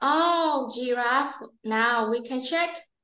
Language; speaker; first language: English; non-native, learner; Vietnamese